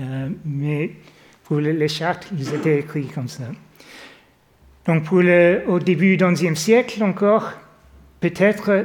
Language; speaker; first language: French; non-native, fluent; English